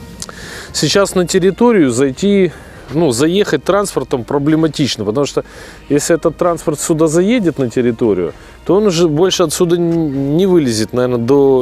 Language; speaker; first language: Russian; native; Russian